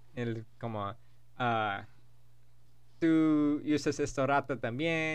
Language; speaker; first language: Spanish; non-native, learner; English